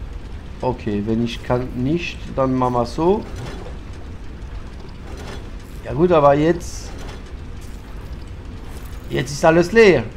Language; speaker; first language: German; non-native, fluent; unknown